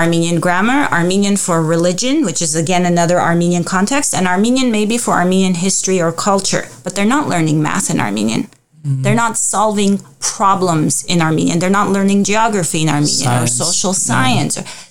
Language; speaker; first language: English; early bilingual, other home language; Armenian